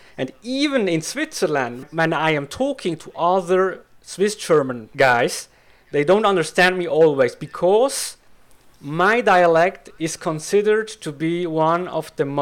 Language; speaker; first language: English; non-native, fluent; Swiss German